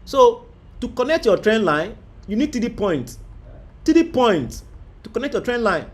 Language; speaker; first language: English; non-native, local second language; Yoruba